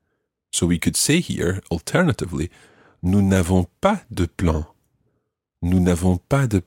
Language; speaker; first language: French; non-native, fluent; English